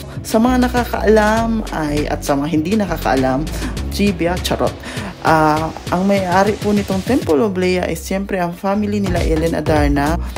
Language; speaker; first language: Filipino; non-native, local second language; Cebuano